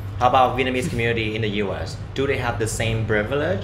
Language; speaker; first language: English; non-native, fluent; Vietnamese